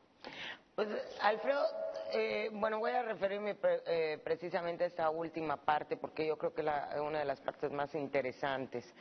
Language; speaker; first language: Spanish; native; Spanish